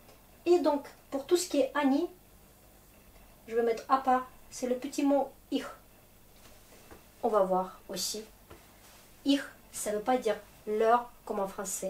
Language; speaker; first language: French; non-native, fluent; Russian